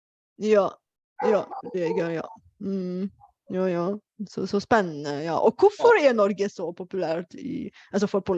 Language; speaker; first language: Norwegian; non-native, fluent; Bulgarian